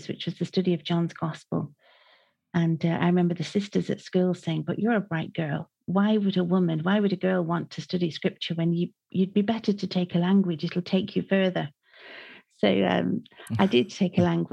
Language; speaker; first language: English; native; English